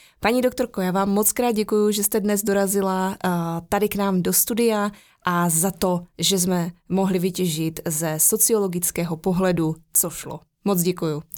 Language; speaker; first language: Czech; native; Czech